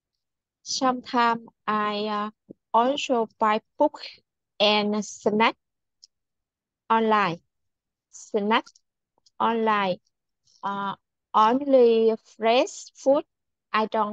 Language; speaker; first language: English; non-native, learner; Vietnamese